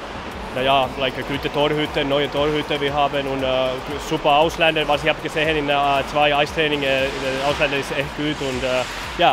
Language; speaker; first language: German; non-native, learner; Finnish